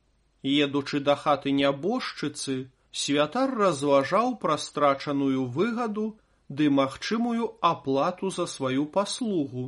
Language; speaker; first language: Belarusian; native; Belarusian